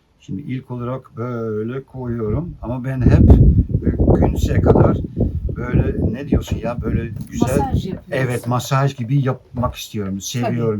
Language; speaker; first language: Turkish; non-native, fluent; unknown